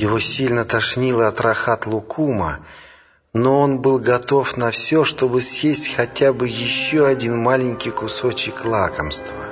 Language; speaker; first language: Russian; native; Russian